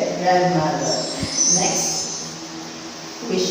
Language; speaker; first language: English; non-native, fluent; Vietnamese